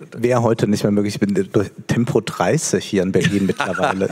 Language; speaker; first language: German; native; German